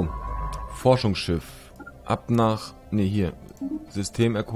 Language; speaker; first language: German; native; German